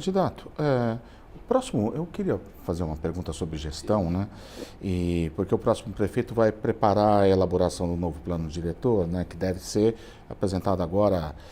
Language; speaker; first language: Portuguese; native; Portuguese